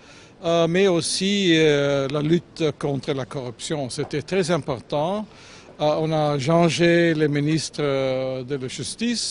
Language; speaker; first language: French; non-native, fluent; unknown